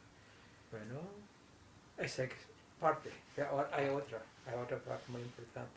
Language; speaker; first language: Spanish; non-native, fluent; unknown